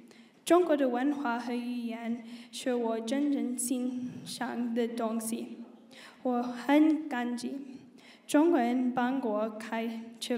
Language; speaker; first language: Chinese; non-native, learner; English